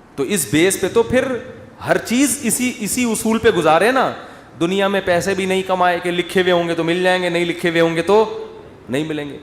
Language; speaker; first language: Urdu; native; Urdu